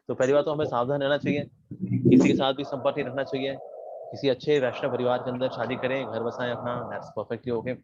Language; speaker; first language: Hindi; native; Hindi